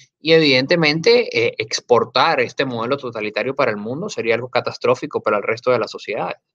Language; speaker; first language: Spanish; native; Spanish